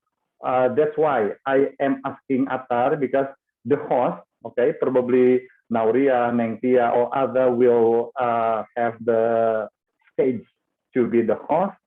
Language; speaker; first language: English; non-native, fluent; Indonesian